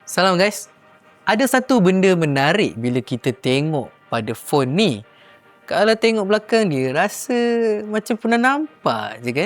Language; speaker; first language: Malay; native; Malay